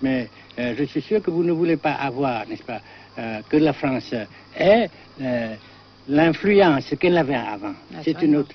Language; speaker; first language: French; non-native, local second language; Vietnamese